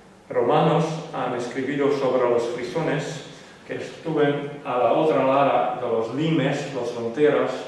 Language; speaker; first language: Spanish; non-native, learner; Western Frisian